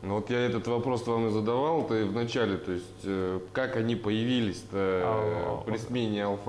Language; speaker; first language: Russian; native; Russian